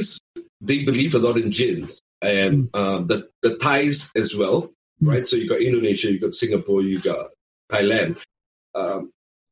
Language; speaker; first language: English; native; English